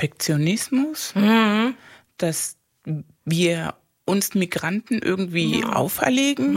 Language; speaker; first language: German; non-native, fluent; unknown